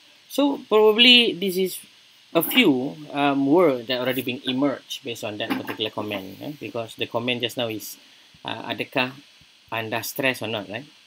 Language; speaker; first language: English; non-native, local second language; Malay